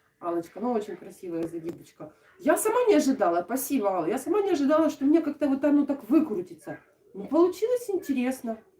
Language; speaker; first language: Russian; native; Russian